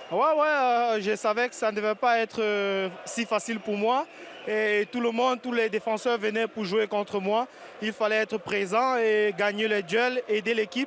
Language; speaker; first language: French; non-native, fluent; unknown